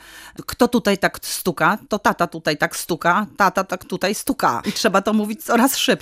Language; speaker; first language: Polish; native; Polish